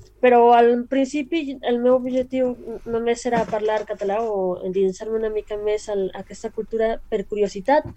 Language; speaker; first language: Catalan; non-native, learner; Spanish